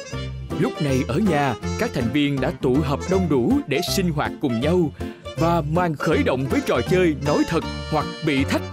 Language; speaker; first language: Vietnamese; native; Vietnamese